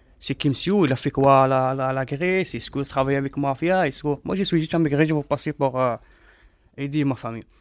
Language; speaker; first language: French; non-native, learner; Arabic